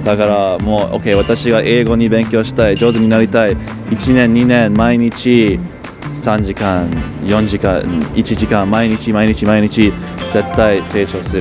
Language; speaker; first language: Japanese; non-native, learner; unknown